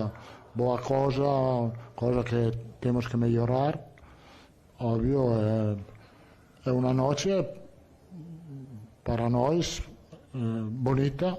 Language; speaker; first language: Portuguese; non-native, learner; Italian